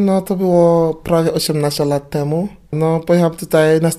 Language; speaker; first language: Polish; non-native, learner; English